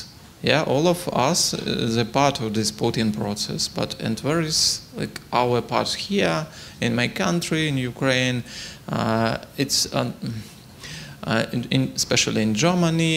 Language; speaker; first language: English; non-native, learner; Ukrainian